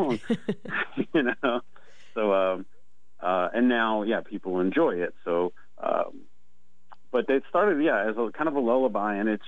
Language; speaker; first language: English; native; English